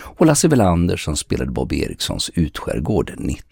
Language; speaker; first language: Swedish; native; Swedish